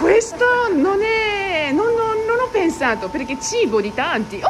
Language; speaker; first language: Italian; non-native, learner; Japanese